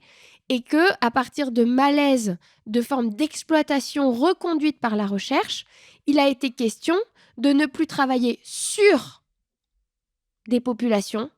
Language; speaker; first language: French; native; French